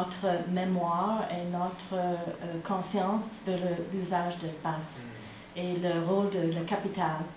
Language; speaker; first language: French; non-native, fluent; English